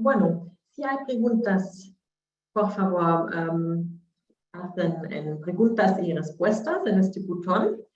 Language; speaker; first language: Spanish; non-native, learner; German